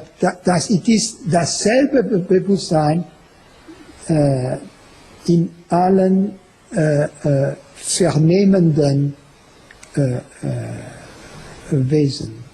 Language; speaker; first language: German; non-native, fluent; French